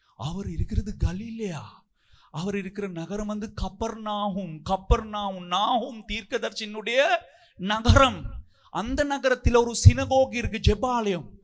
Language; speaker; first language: Tamil; non-native, local second language; Sinhala